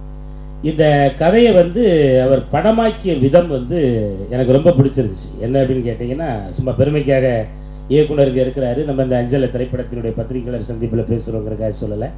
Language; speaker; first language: Tamil; native; Tamil